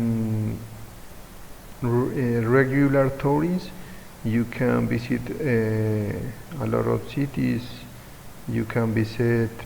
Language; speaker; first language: English; non-native, learner; Spanish